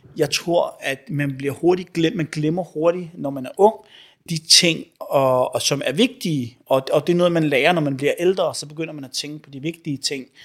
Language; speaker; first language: Danish; early bilingual, other home language; Arabic